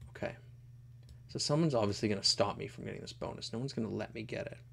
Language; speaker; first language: English; native; English